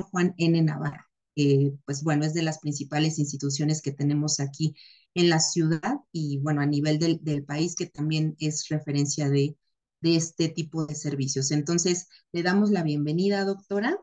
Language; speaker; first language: Spanish; native; Spanish